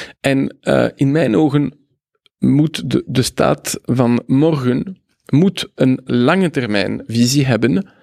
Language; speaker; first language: Dutch; non-native, local second language; French